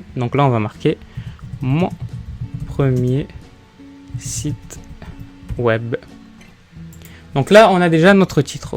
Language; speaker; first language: French; native; French